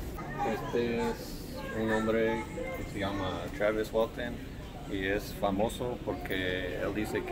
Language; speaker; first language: Spanish; non-native, learner; English